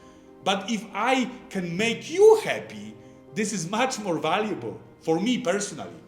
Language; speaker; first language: English; non-native, fluent; Polish